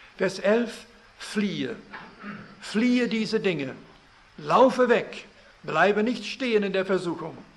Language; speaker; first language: German; early bilingual, heritage; German